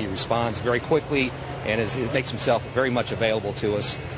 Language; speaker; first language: English; native; English